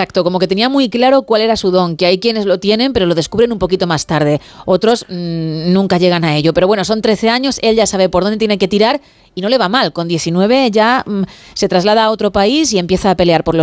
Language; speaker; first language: Spanish; native; Spanish